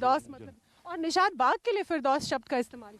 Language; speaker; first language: Hindi; native; Hindi